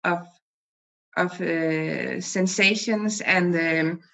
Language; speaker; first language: English; non-native, fluent; Danish